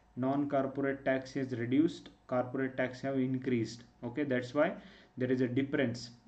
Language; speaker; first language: English; non-native, local second language; Kannada